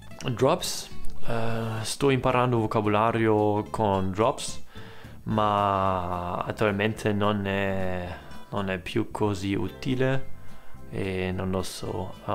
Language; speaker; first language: Italian; non-native, learner; German